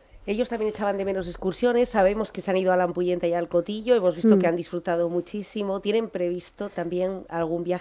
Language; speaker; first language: Spanish; native; Spanish